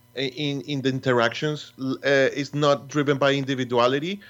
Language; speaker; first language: English; non-native, fluent; Spanish